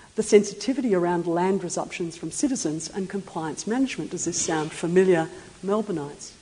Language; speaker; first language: English; native; English